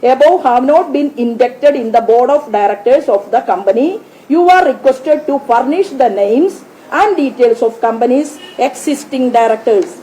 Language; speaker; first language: English; non-native, local second language; Malayalam